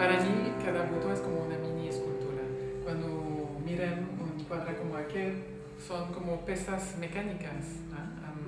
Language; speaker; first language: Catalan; non-native, learner; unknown